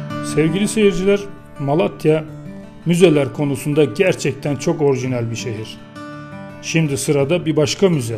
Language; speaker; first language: Turkish; native; Turkish